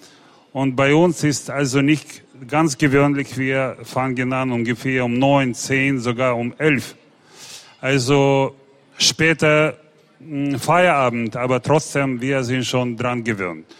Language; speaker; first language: German; non-native, fluent; Russian